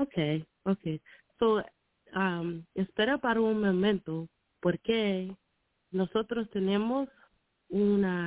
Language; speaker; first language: Spanish; non-native, learner; English